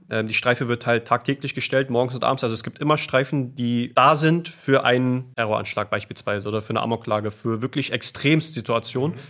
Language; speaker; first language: German; native; German